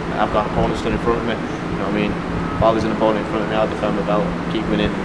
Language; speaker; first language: English; native; English